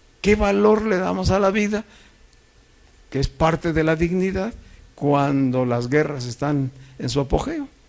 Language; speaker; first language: Spanish; native; Spanish